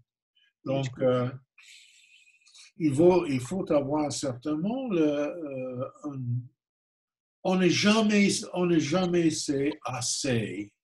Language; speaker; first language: French; non-native, fluent; English